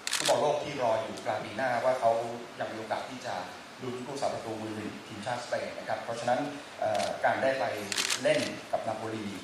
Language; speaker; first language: Thai; native; Thai